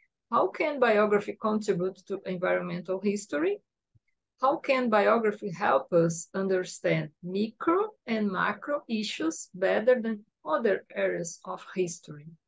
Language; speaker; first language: English; non-native, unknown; Portuguese